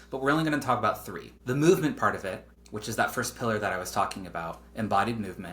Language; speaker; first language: English; native; English